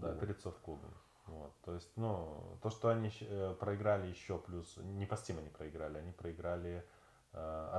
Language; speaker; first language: Russian; native; Russian